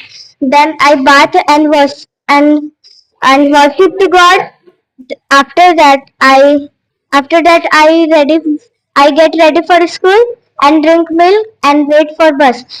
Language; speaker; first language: English; non-native, learner; Hindi